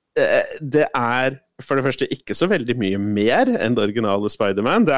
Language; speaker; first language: Norwegian; non-native, fluent; Spanish